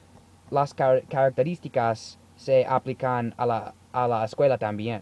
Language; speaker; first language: Spanish; non-native, learner; English